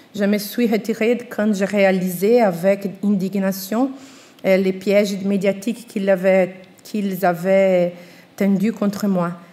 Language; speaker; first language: French; non-native, fluent; Portuguese